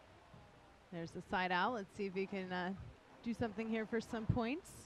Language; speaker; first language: English; native; English